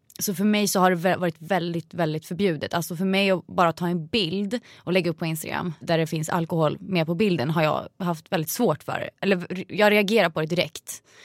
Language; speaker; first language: Swedish; native; Swedish